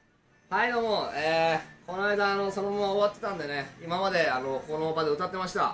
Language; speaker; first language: Japanese; native; Japanese